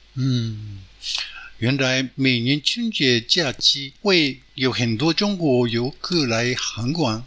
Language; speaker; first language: Chinese; non-native, fluent; Japanese